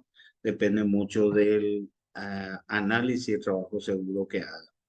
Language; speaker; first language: Spanish; native; Spanish